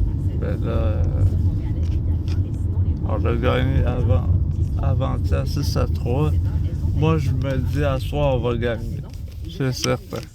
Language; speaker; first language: French; native; French